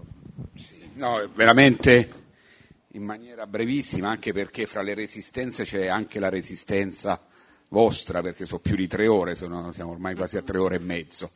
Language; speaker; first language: Italian; native; Italian